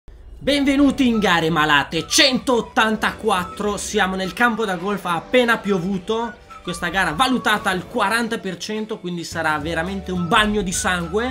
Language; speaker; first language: Italian; native; Italian